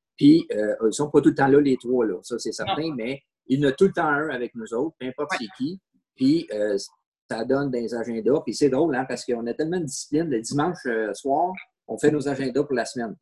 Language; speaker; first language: French; native; French